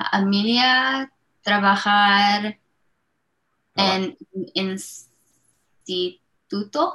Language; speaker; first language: Spanish; non-native, learner; English